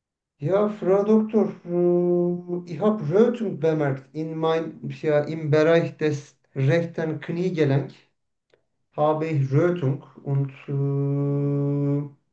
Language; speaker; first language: German; non-native, learner; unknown